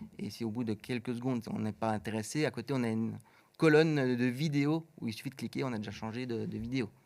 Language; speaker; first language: French; native; French